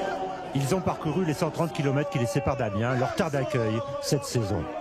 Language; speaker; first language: French; native; French